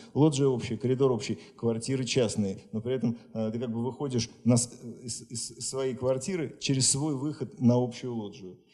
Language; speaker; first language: Russian; native; Russian